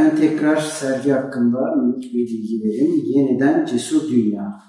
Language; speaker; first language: Turkish; native; Turkish